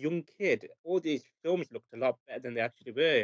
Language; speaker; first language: English; native; English